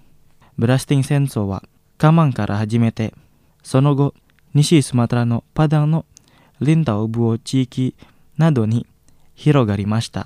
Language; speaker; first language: Japanese; non-native, fluent; Indonesian